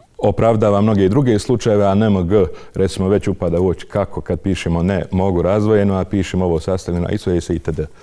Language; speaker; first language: Serbian; native; Serbian